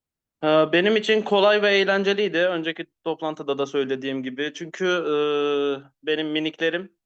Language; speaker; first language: Turkish; native; Turkish